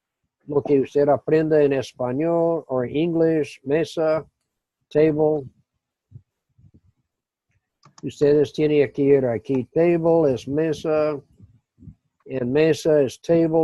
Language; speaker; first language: Spanish; non-native, fluent; English